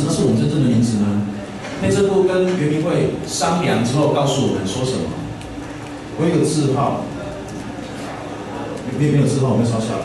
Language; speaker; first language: Chinese; native; Chinese